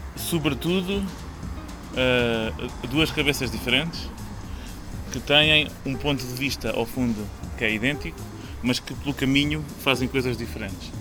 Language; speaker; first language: Portuguese; native; Portuguese